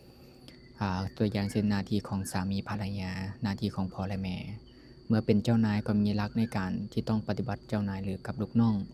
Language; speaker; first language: Thai; non-native, local second language; Northeastern Thai